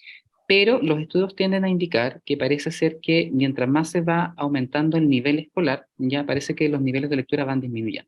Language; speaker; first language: Spanish; native; Spanish